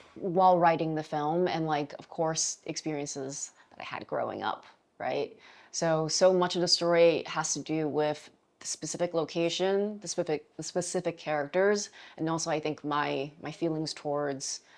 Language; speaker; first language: English; native; English